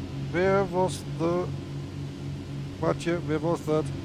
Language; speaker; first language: English; non-native, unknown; German